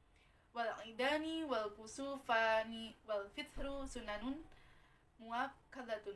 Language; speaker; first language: Arabic; non-native, learner; Indonesian